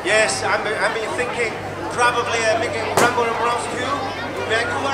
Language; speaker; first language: English; non-native, fluent; Cantonese